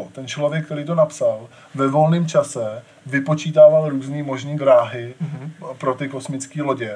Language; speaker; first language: Czech; native; Czech